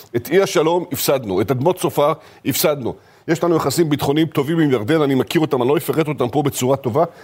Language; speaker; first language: Hebrew; native; Hebrew